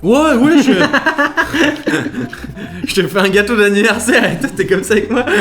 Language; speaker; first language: French; native; French